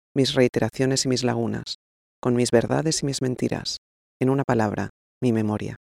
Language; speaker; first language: Spanish; non-native, local second language; Catalan